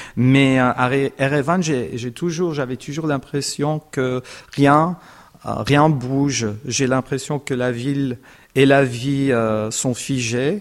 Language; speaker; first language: French; non-native, fluent; Armenian